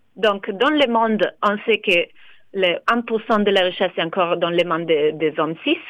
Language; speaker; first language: French; non-native, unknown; Italian